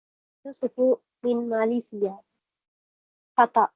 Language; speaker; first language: Arabic; non-native, learner; Tamil